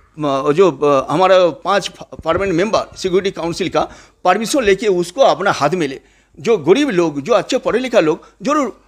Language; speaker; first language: Hindi; non-native, local second language; Bangla